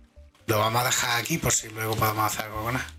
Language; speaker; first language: Spanish; native; Spanish